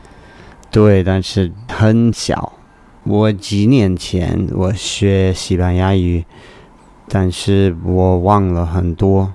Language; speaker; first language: Chinese; non-native, learner; English